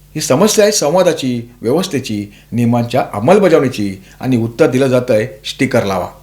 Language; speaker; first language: Marathi; native; Marathi